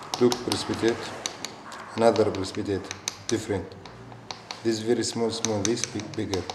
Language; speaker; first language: English; non-native, learner; Arabic